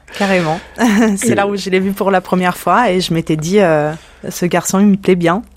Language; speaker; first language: French; non-native, fluent; Italian